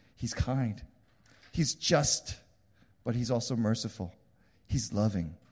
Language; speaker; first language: English; early bilingual, other home language; Korean